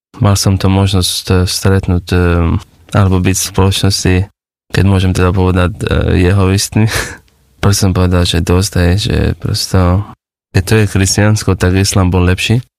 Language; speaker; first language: Slovak; non-native, fluent; Persian